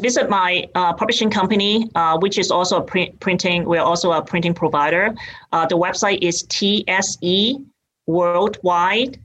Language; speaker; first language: English; native; English